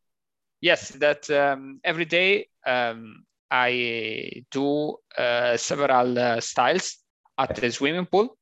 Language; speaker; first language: English; non-native, learner; Italian